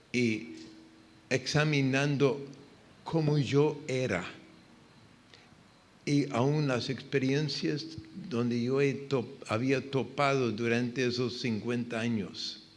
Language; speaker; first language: Spanish; non-native, fluent; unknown